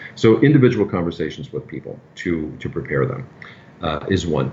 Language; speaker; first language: English; non-native, fluent; German